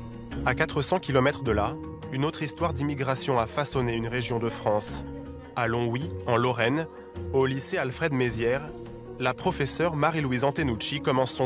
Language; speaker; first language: French; native; French